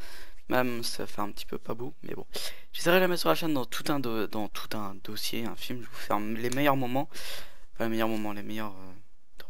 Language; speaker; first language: French; native; French